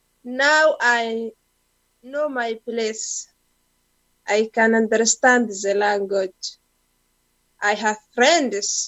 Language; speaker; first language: English; non-native, learner; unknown